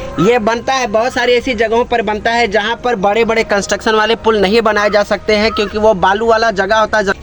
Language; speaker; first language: Hindi; native; Hindi